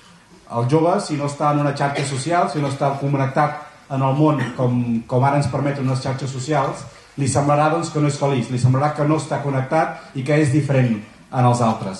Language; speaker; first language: Catalan; native; Catalan